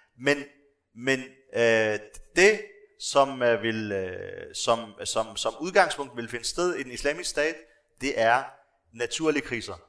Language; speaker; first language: Danish; non-native, local second language; Arabic